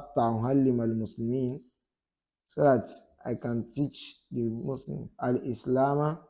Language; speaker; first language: Arabic; non-native, fluent; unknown